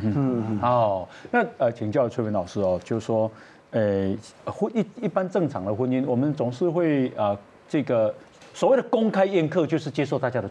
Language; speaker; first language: Chinese; native; Chinese